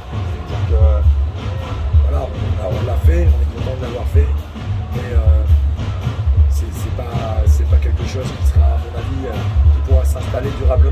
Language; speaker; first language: French; native; French